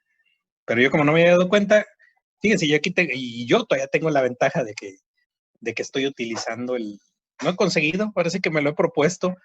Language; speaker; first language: Spanish; native; Spanish